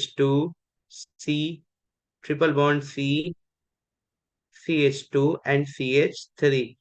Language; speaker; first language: English; non-native, local second language; Hindi